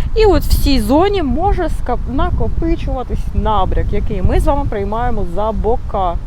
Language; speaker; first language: Ukrainian; non-native, local second language; Russian